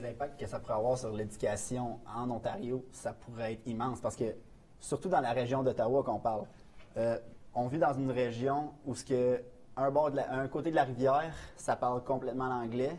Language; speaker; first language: French; native; French